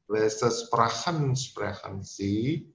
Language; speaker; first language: German; non-native, fluent; Indonesian